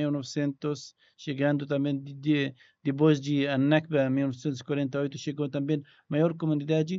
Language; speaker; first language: Portuguese; non-native, learner; Arabic